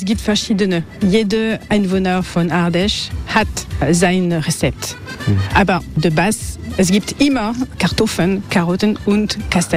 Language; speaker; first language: German; non-native, learner; French